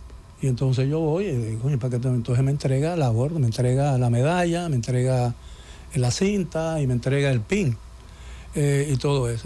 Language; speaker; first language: Spanish; native; Spanish